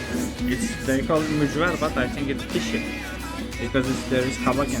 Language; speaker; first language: English; non-native, learner; Turkish